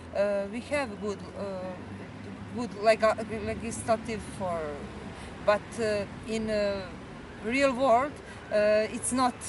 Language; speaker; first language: English; non-native, learner; Serbian